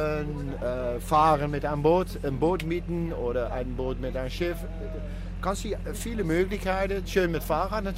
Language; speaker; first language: German; non-native, learner; Dutch